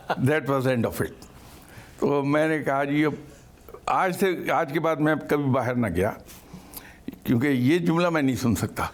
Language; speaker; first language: Urdu; native; Urdu